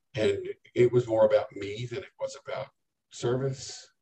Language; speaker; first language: English; native; English